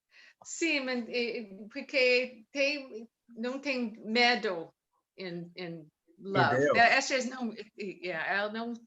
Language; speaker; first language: Portuguese; non-native, learner; English